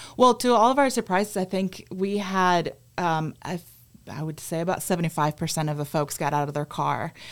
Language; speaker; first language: English; non-native, fluent; Spanish